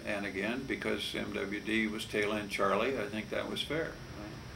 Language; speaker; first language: English; native; English